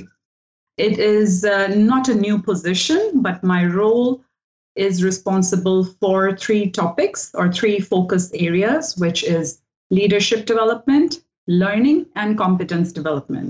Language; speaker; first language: English; non-native, local second language; Hindi